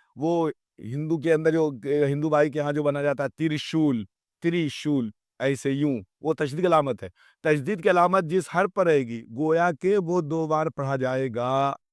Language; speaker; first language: Urdu; native; Urdu